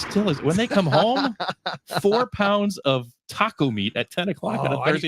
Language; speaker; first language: English; native; English